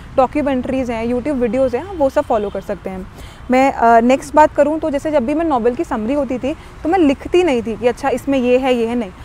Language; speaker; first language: Hindi; native; Hindi